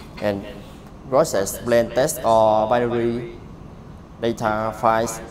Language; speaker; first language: English; non-native, learner; Vietnamese